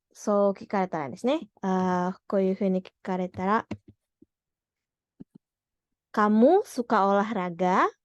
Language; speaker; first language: Japanese; non-native, fluent; Indonesian